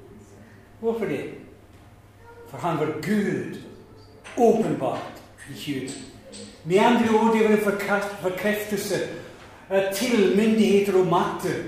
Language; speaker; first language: Swedish; non-native, fluent; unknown